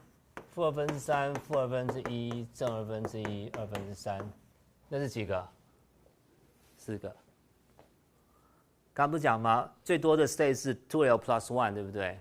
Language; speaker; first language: Chinese; native; Chinese